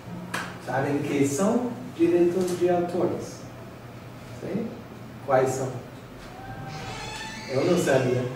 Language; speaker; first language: Portuguese; non-native, learner; English